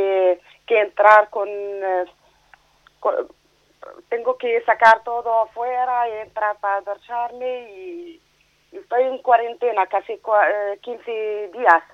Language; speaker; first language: Spanish; non-native, learner; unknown